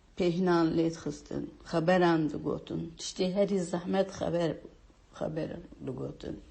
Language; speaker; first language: Kurdish; native; Kurdish